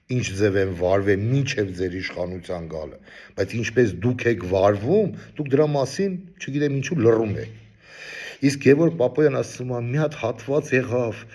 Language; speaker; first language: Armenian; native; Armenian